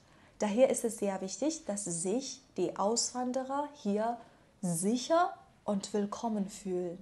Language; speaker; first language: German; non-native, fluent; Persian